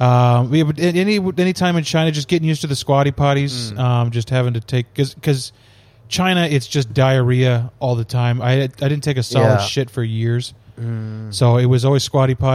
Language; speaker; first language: English; native; English